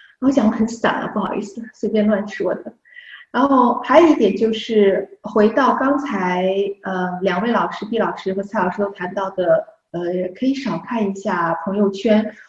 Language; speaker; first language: Chinese; native; Chinese